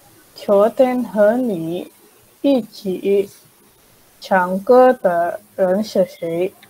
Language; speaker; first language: Chinese; non-native, learner; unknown